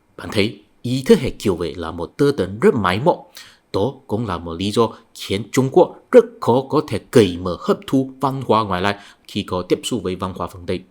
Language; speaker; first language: Vietnamese; non-native, fluent; Chinese